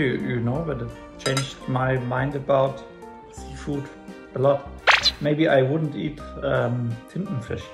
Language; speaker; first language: English; non-native, fluent; German